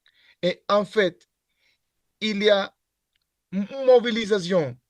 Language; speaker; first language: French; non-native, learner; Spanish